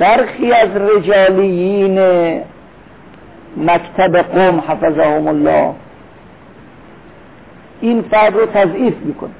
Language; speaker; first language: Persian; native; Persian